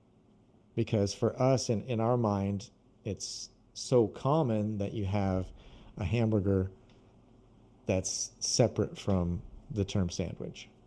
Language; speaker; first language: English; non-native, fluent; Portuguese